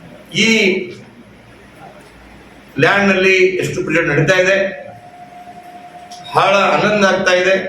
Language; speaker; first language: Kannada; non-native, local second language; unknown